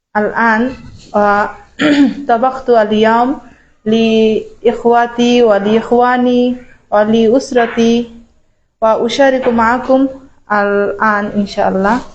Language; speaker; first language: Arabic; non-native, learner; Bangla